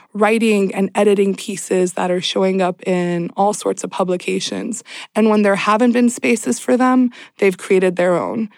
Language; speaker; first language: English; native; English